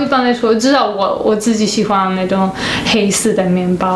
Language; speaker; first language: Chinese; non-native, fluent; Polish